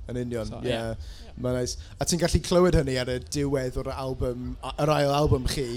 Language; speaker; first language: Welsh; non-native, local second language; English